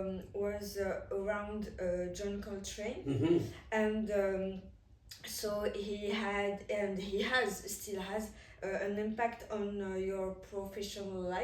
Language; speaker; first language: English; non-native, fluent; French